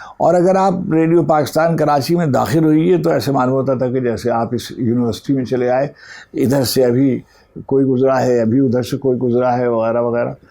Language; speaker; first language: Urdu; native; Urdu